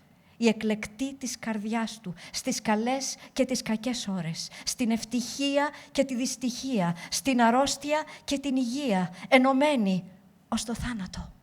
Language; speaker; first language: Greek; native; Greek